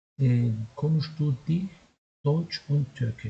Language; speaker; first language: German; non-native, fluent; Turkish